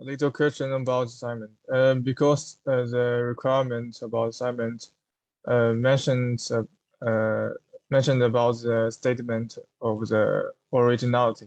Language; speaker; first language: English; non-native, learner; Chinese